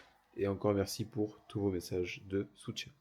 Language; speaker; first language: French; native; French